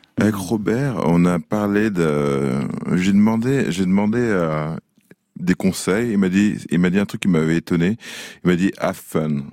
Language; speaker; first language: French; native; French